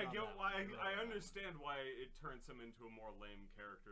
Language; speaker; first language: English; native; English